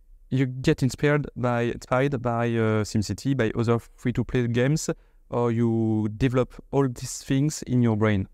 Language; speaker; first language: English; non-native, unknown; French